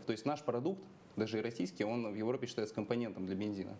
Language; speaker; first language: Russian; native; Russian